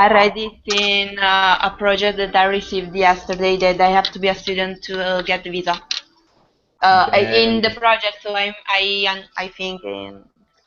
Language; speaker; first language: English; non-native, fluent; Italian